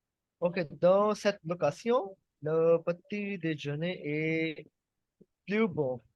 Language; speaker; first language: French; non-native, learner; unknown